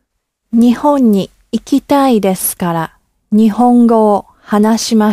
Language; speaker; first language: Japanese; non-native, learner; English